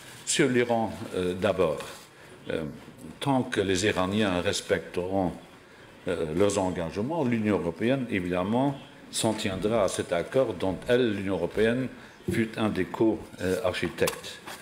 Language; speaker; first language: French; non-native, local second language; Luxembourgish